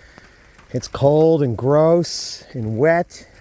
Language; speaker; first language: English; native; English